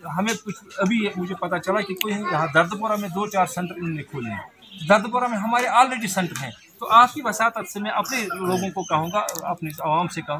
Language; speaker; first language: Hindi; non-native, local second language; Kashmiri